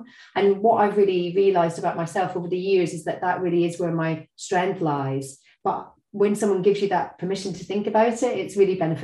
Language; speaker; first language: English; native; English